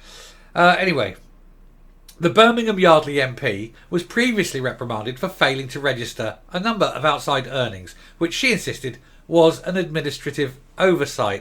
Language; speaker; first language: English; native; English